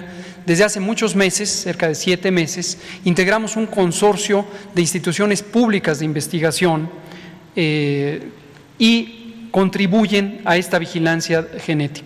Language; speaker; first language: Spanish; native; Spanish